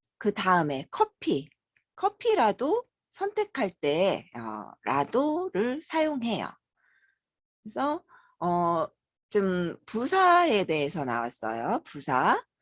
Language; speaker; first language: Korean; native; Korean